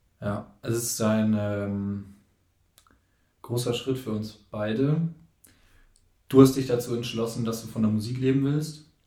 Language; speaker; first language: German; native; German